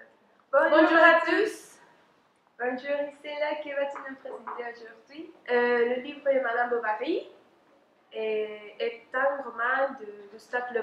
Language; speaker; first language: French; non-native, fluent; Spanish